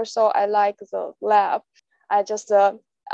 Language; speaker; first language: English; non-native, learner; Chinese